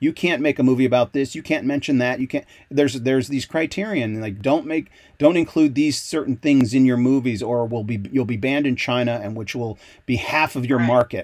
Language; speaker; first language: English; native; English